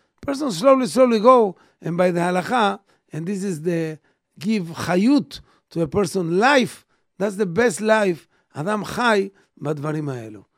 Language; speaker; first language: English; non-native, fluent; Hebrew